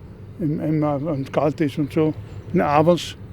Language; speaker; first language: German; non-native, learner; Dutch